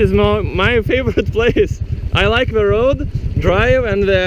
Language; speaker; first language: English; non-native, learner; Lithuanian